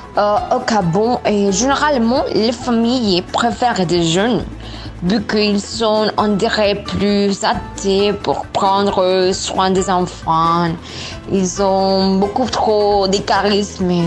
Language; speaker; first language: French; non-native, learner; Spanish